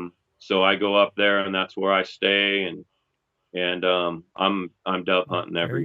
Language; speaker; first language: English; native; English